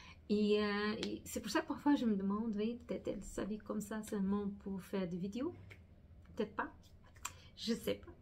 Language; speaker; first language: French; non-native, fluent; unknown